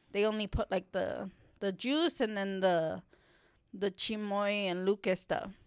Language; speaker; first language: English; native; English